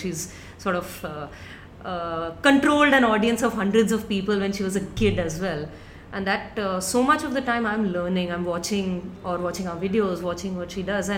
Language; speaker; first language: English; non-native, local second language; Tamil